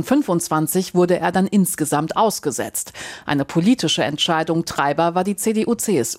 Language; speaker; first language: German; native; German